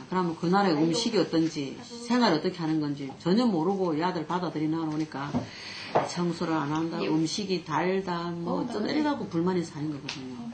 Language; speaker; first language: Korean; native; Korean